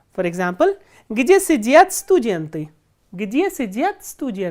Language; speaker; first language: Russian; non-native, fluent; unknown